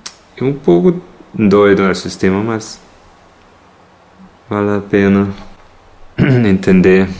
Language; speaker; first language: Portuguese; non-native, fluent; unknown